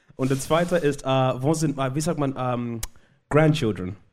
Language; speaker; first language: German; non-native, fluent; Shona